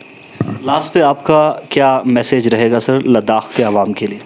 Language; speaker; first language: Hindi; non-native, local second language; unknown